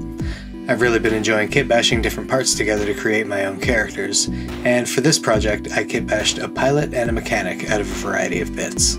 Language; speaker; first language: English; native; English